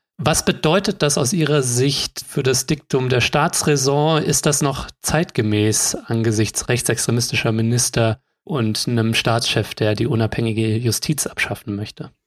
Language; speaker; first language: German; native; German